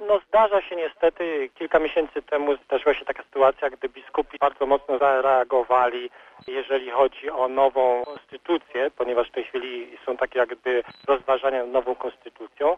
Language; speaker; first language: Polish; native; Polish